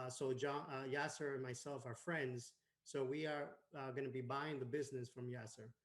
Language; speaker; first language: English; non-native, fluent; Spanish